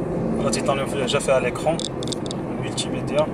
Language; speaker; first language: French; non-native, local second language; Arabic